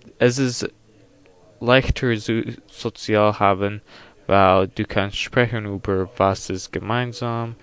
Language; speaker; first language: German; non-native, learner; English